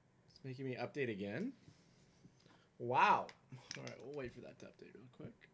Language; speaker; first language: English; native; English